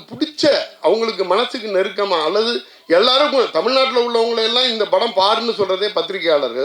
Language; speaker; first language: Tamil; native; Tamil